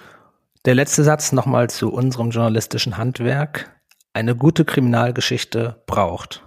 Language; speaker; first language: German; native; German